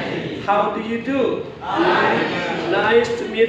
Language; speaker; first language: English; non-native, fluent; Indonesian